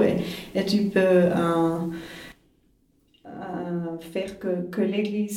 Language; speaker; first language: French; non-native, fluent; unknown